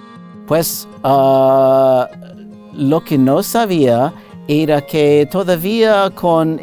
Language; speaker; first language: Spanish; non-native, fluent; English